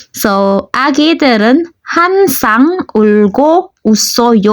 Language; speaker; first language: Korean; non-native, learner; Filipino